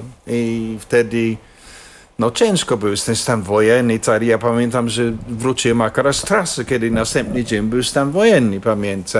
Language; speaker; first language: Polish; non-native, fluent; English